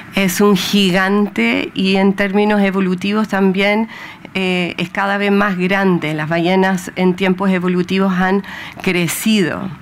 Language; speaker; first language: Spanish; non-native, fluent; English